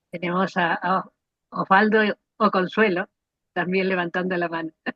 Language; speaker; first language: Spanish; native; Spanish